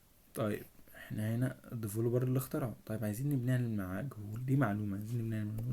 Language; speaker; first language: Arabic; native; Arabic